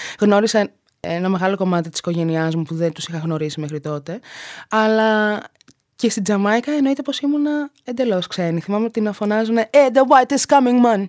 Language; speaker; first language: Greek; native; Greek